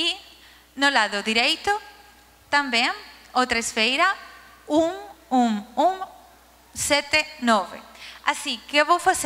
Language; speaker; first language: Portuguese; non-native, learner; Spanish